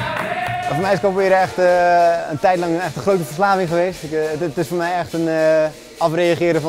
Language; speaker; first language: Dutch; native; Dutch